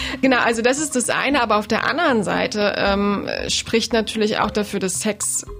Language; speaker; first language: German; native; German